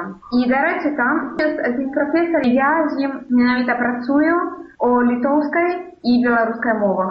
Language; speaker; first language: Belarusian; non-native, fluent; Italian